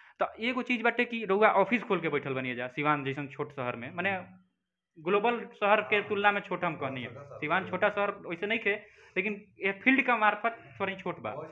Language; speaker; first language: Hindi; native; Hindi